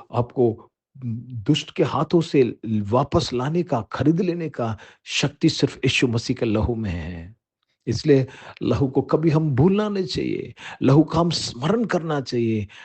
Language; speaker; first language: Hindi; non-native, local second language; Telugu